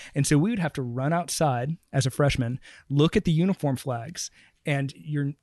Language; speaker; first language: English; native; English